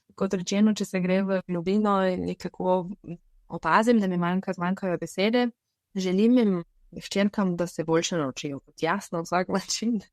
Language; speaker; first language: Slovenian; non-native, fluent; Bulgarian